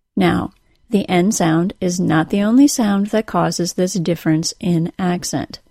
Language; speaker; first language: English; native; English